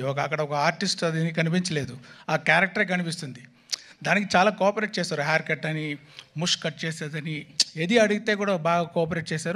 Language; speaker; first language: Telugu; non-native, local second language; Tamil